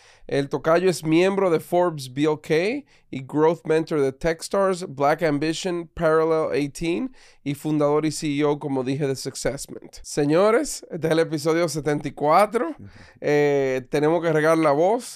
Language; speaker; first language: Spanish; native; Spanish